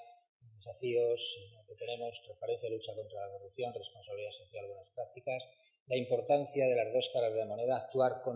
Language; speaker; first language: Spanish; native; Spanish